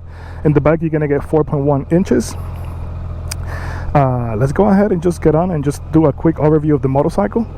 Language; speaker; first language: English; native; English